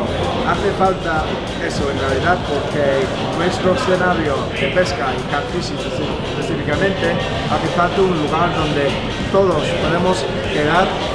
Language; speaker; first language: Spanish; non-native, fluent; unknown